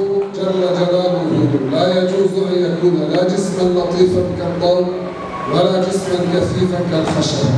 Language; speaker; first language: Arabic; native; Arabic